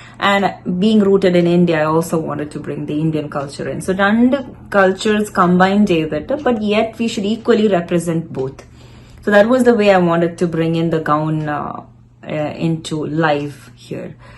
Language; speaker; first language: English; non-native, local second language; Malayalam